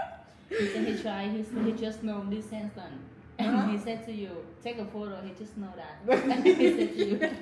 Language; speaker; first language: English; non-native, learner; Vietnamese